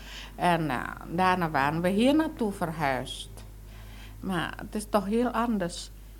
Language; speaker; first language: Dutch; non-native, local second language; Indonesian